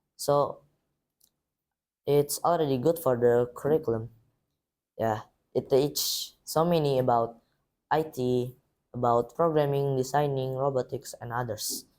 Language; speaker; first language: English; non-native, learner; Indonesian